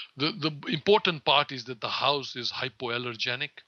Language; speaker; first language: English; non-native, local second language; Gujarati